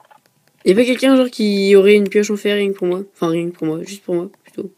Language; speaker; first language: French; native; French